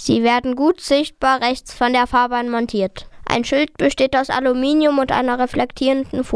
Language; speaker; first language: German; native; German